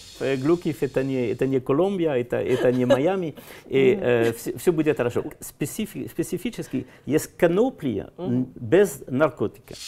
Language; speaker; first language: Russian; early bilingual, heritage; French